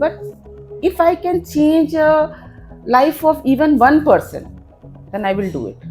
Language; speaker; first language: English; non-native, local second language; Bangla